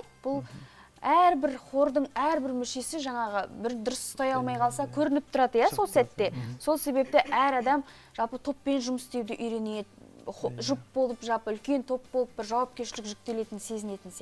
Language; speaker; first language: Kazakh; native; Kazakh